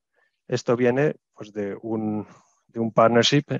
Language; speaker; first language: Spanish; native; Spanish